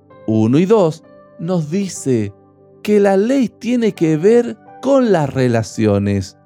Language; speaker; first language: Spanish; native; Spanish